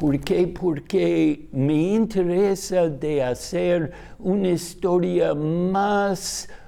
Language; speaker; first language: Spanish; non-native, fluent; English